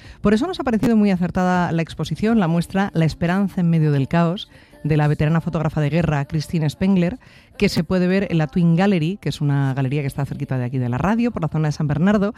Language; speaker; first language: Spanish; native; Spanish